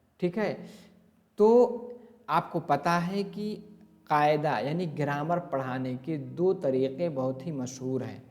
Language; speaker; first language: Urdu; native; Urdu